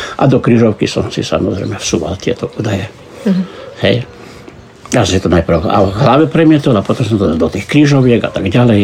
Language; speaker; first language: Slovak; early bilingual, heritage; Slovak